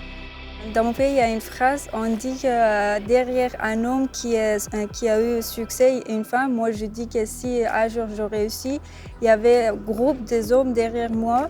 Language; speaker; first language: French; non-native, learner; Persian